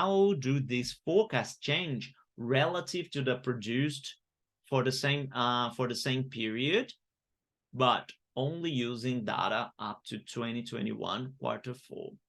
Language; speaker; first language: English; non-native, fluent; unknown